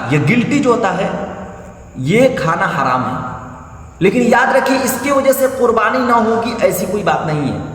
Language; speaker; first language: Urdu; native; Urdu